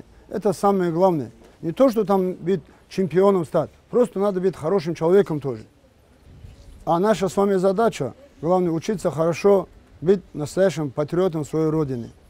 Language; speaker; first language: Russian; non-native, local second language; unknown